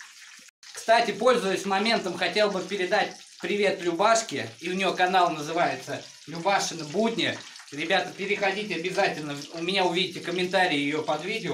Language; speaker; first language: Russian; native; Russian